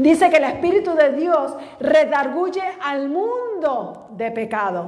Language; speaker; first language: Spanish; native; Spanish